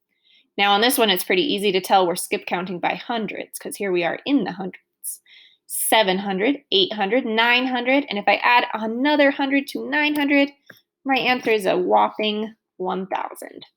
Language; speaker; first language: English; native; English